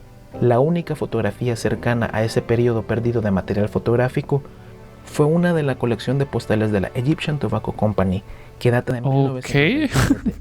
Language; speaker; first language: Spanish; native; Spanish